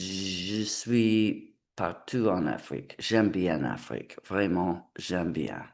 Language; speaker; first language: French; non-native, learner; English